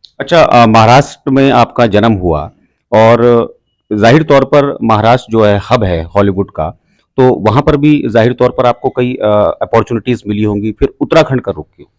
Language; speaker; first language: Hindi; native; Hindi